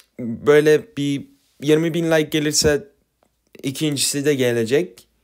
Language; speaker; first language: Turkish; early bilingual, heritage; Turkish